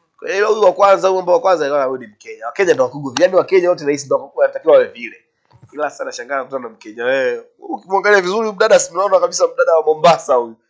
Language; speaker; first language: Swahili; native; Swahili